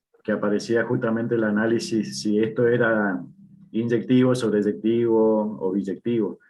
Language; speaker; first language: Spanish; native; Spanish